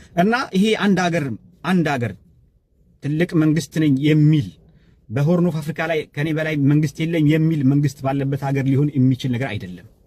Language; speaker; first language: Amharic; non-native, local second language; Afar